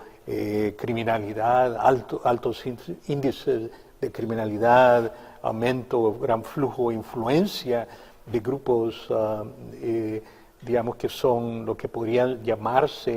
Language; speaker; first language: Spanish; native; Spanish